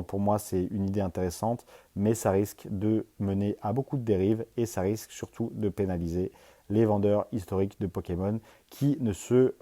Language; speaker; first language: French; native; French